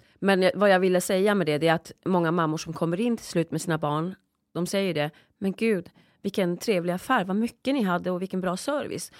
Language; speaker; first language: Swedish; early bilingual, other home language; Polish